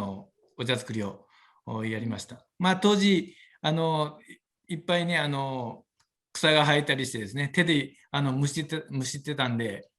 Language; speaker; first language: Japanese; native; Japanese